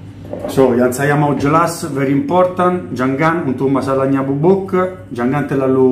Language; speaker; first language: Indonesian; non-native, fluent; Italian